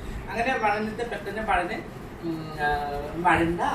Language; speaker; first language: Malayalam; non-native, learner; Assamese